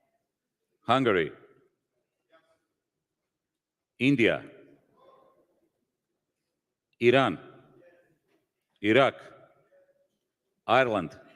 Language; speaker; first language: English; non-native, fluent; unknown